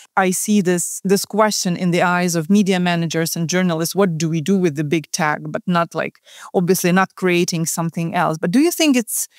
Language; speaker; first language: English; non-native, fluent; Ukrainian